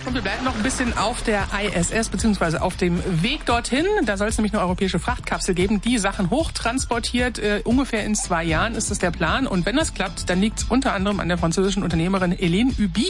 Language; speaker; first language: German; native; German